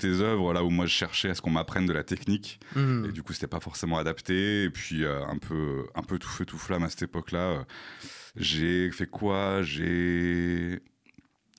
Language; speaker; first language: French; native; French